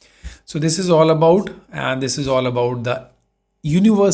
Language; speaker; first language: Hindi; native; Hindi